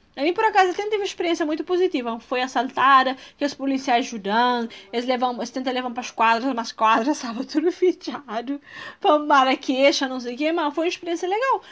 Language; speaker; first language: Portuguese; non-native, local second language; Kabuverdianu